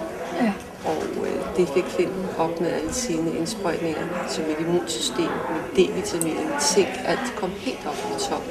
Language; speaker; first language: Danish; native; Danish